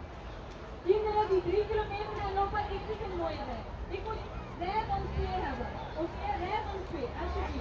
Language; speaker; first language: Dutch; non-native, learner; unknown